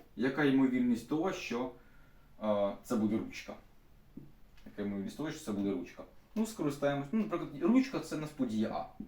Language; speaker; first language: Ukrainian; non-native, local second language; Russian